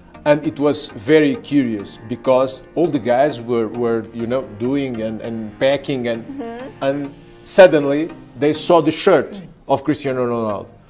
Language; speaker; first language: English; non-native, fluent; Portuguese